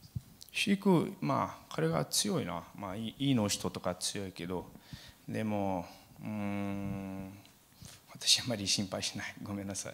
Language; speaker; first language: Japanese; non-native, learner; Portuguese